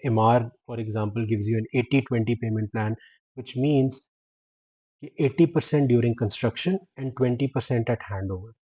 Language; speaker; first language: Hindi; non-native, local second language; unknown